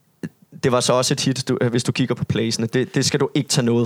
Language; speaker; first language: Danish; native; Danish